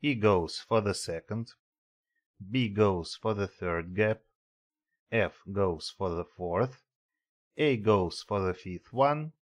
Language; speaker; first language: English; non-native, fluent; Russian